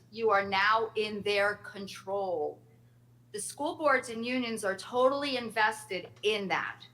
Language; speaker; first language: English; native; English